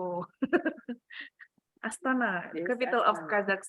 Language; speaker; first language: English; non-native, fluent; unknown